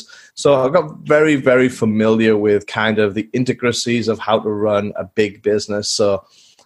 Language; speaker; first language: English; native; English